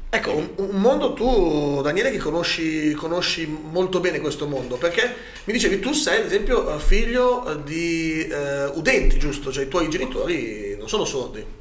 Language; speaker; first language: Italian; native; Italian